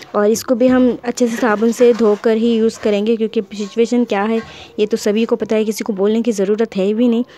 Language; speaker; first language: Hindi; non-native, local second language; Urdu